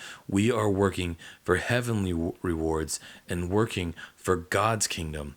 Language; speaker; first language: English; native; English